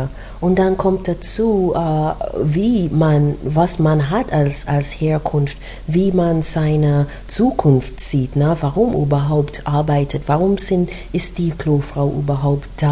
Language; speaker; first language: German; non-native, learner; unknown